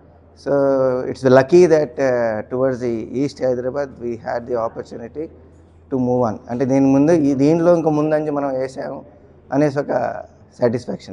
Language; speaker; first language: Telugu; native; Telugu